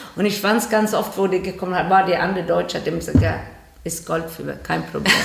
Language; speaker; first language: German; non-native, learner; Swedish